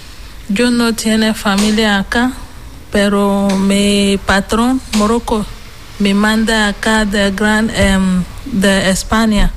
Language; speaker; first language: Spanish; non-native, learner; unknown